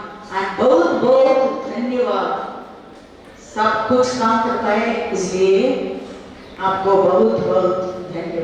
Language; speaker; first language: Hindi; non-native, learner; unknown